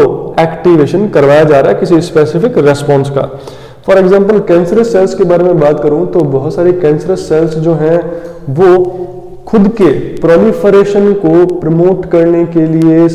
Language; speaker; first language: Hindi; native; Hindi